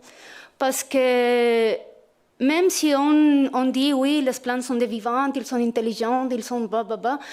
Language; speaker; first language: French; non-native, fluent; Spanish